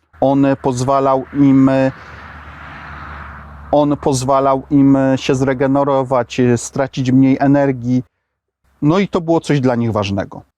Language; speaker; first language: Polish; native; Polish